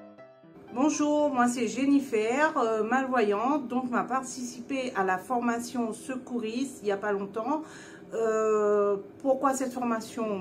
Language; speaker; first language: French; non-native, local second language; Réunion Creole French